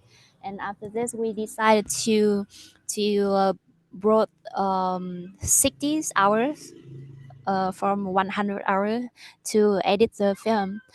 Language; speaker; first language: English; non-native, learner; Vietnamese